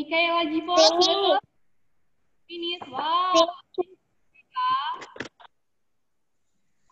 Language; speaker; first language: English; non-native, learner; Indonesian